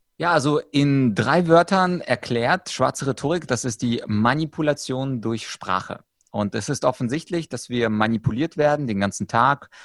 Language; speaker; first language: German; early bilingual, other home language; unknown